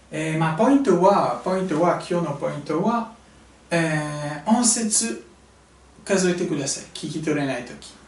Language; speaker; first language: Japanese; non-native, fluent; French